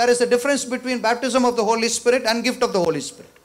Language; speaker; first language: English; non-native, local second language; Tamil